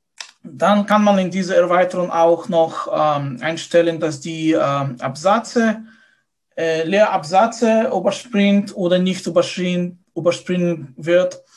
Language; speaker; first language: German; non-native, fluent; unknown